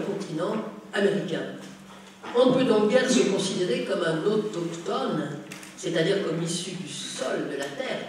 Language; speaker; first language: French; native; French